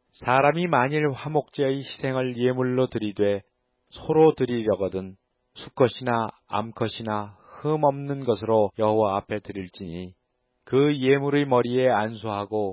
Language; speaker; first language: Korean; native; Korean